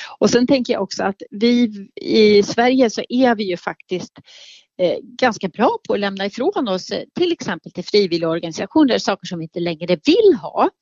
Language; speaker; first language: Swedish; native; Swedish